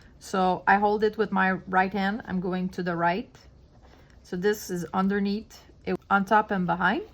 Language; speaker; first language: English; non-native, fluent; French